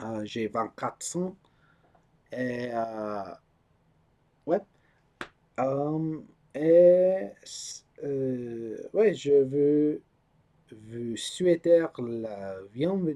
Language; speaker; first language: French; non-native, learner; English